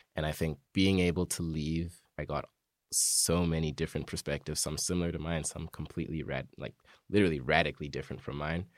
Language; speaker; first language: English; native; English